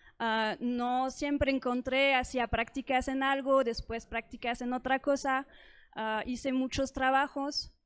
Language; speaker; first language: Spanish; non-native, fluent; French